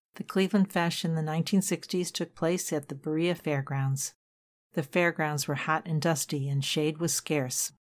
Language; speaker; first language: English; native; English